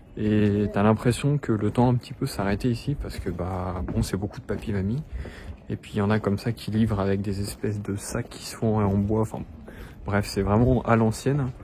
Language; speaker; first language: French; native; French